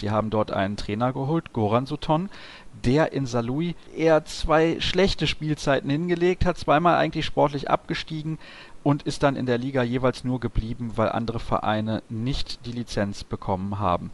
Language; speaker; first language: German; native; German